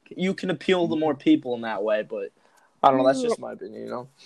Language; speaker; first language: English; native; English